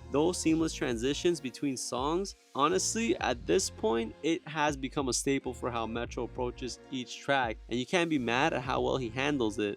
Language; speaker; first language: English; native; English